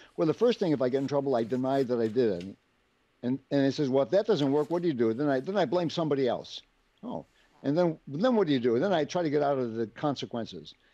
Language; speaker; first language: English; native; English